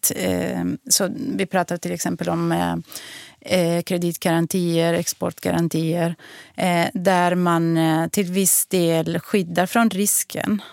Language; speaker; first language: Swedish; non-native, fluent; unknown